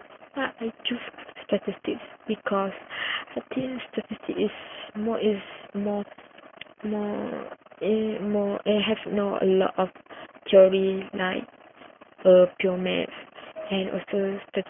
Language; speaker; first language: English; non-native, local second language; Malay